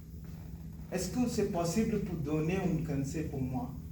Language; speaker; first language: French; non-native, learner; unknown